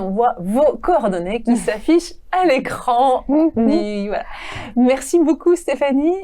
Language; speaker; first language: French; native; French